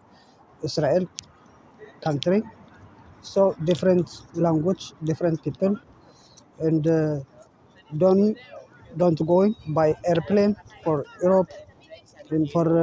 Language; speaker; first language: English; non-native, learner; Tigrinya